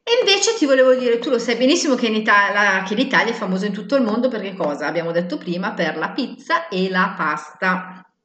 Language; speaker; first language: Italian; native; Italian